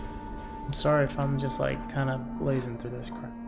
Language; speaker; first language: English; native; English